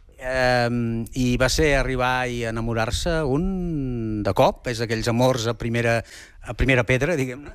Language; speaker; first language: Catalan; native; Catalan